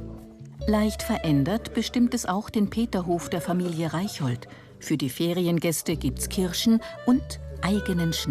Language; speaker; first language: German; native; German